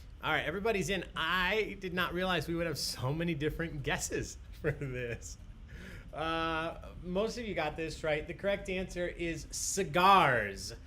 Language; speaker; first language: English; native; English